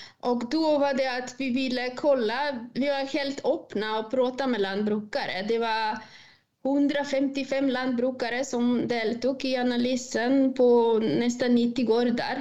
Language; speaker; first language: Swedish; non-native, fluent; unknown